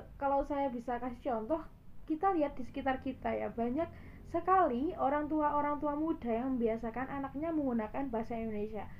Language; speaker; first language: Indonesian; non-native, local second language; Javanese